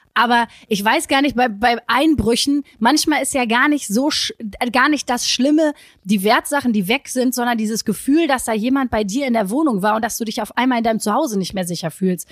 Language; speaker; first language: German; native; German